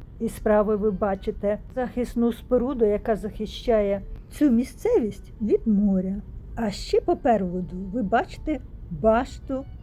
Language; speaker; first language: Ukrainian; native; Ukrainian